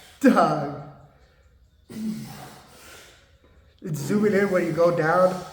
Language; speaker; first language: English; native; English